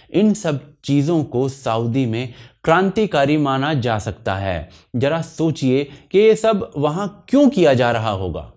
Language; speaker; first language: Hindi; native; Hindi